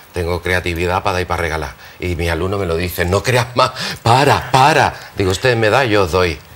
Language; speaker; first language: Spanish; native; Spanish